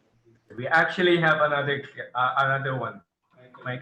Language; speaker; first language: English; non-native, fluent; Thai